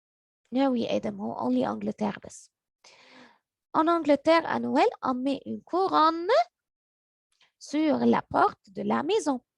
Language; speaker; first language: French; non-native, learner; Arabic